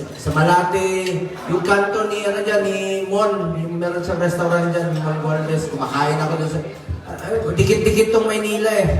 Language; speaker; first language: Filipino; non-native, local second language; Cebuano